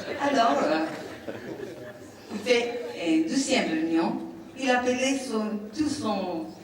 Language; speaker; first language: French; non-native, learner; Italian